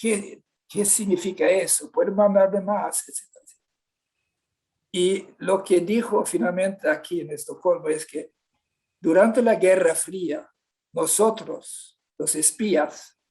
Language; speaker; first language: Spanish; non-native, fluent; Swedish